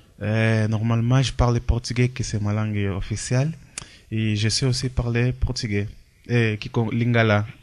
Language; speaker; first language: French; non-native, learner; Portuguese